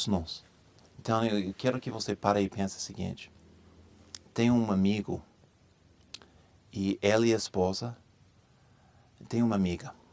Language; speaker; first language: Portuguese; non-native, fluent; English